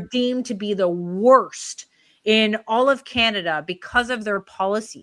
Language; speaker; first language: English; native; English